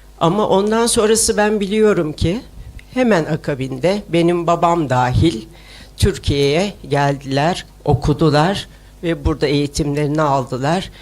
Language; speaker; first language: Turkish; early bilingual, other home language; Uyghur